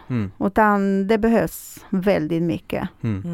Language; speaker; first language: Swedish; non-native, fluent; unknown